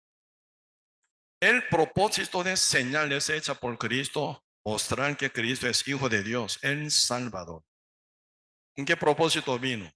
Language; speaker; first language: Spanish; non-native, learner; Korean